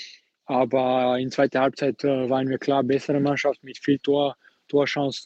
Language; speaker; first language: German; non-native, fluent; Georgian